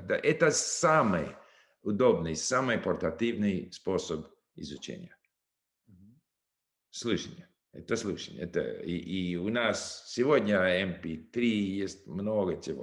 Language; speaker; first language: Russian; non-native, learner; English